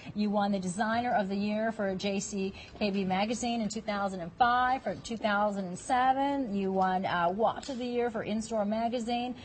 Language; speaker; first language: English; native; English